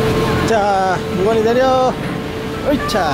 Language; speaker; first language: Korean; native; Korean